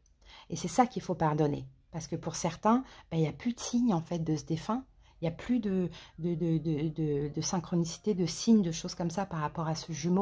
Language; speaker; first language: French; native; French